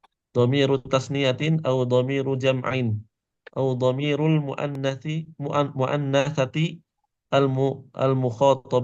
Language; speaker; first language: Arabic; non-native, learner; Indonesian